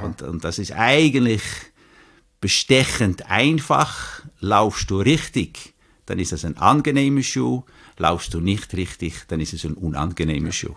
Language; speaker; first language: German; native; German